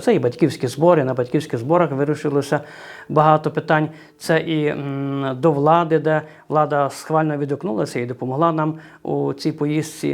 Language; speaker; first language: Ukrainian; native; Ukrainian